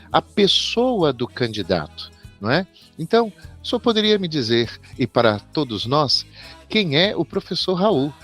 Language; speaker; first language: Portuguese; native; Portuguese